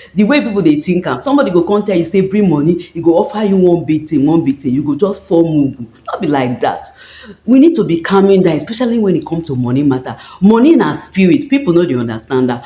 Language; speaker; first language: Nigerian Pidgin; native; Nigerian Pidgin